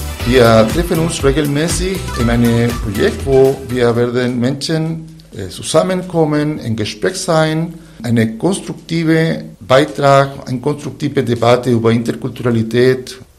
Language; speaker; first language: German; non-native, fluent; Spanish